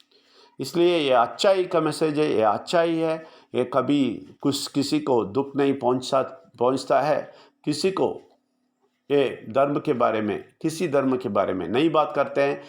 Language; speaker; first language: Hindi; non-native, local second language; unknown